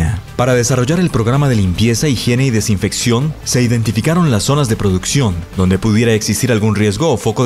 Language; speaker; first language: Spanish; native; Spanish